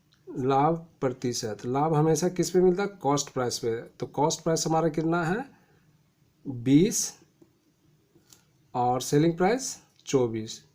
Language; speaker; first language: Hindi; native; Hindi